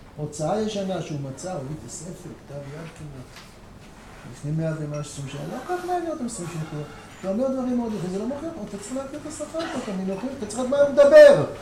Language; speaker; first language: Hebrew; native; Hebrew